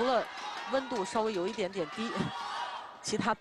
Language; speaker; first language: Chinese; native; Chinese